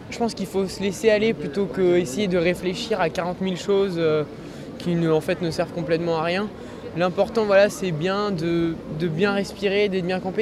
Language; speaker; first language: French; native; French